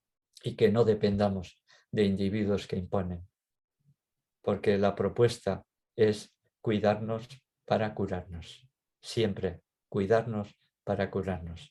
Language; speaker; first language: Spanish; native; Spanish